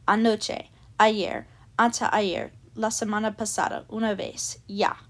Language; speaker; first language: Spanish; non-native, learner; English